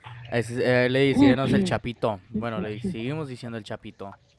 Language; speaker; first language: Spanish; early bilingual, heritage; Spanish